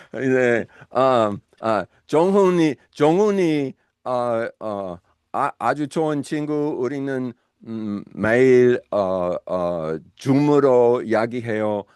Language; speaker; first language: Korean; non-native, learner; English